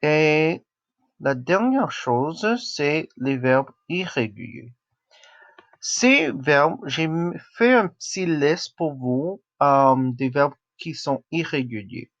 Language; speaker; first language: French; non-native, local second language; English